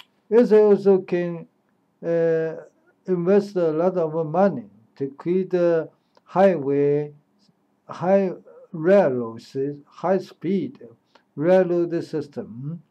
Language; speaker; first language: English; non-native, learner; Chinese